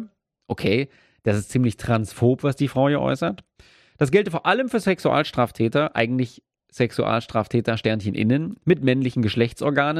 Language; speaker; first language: German; native; German